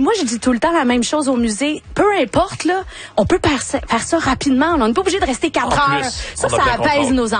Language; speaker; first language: French; native; French